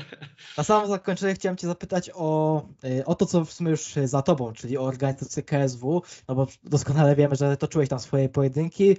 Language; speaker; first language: Polish; native; Polish